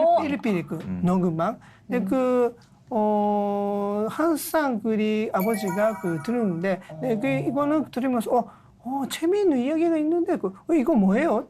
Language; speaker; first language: Korean; non-native, learner; Japanese